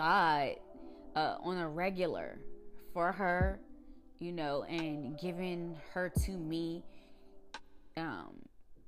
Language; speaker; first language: English; native; English